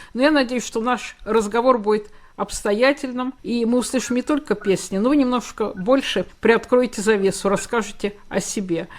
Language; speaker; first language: Russian; native; Russian